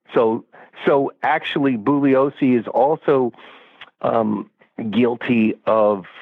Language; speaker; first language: English; native; English